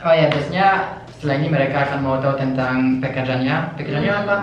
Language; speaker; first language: Indonesian; non-native, fluent; French